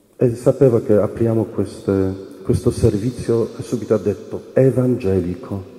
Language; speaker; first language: Italian; non-native, fluent; Polish